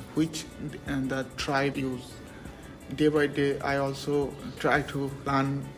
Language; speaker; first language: English; non-native, local second language; Bangla